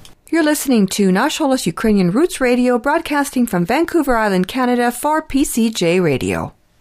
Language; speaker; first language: English; early bilingual, other home language; Ukrainian